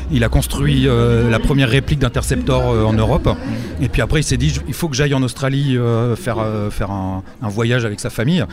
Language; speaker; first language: French; native; French